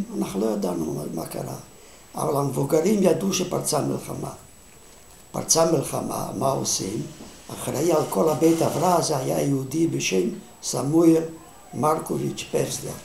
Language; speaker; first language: Hebrew; non-native, fluent; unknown